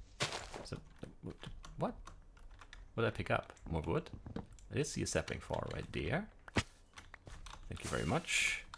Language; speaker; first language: English; native; English